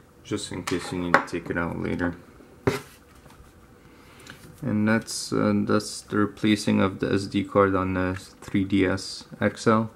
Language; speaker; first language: English; native; English